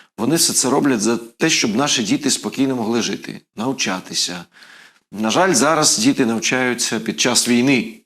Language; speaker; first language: Ukrainian; native; Ukrainian